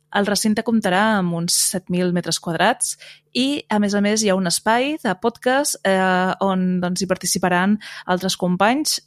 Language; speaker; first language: Catalan; native; Catalan